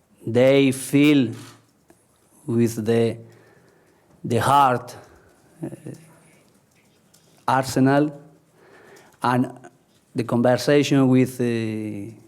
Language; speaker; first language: English; non-native, learner; Spanish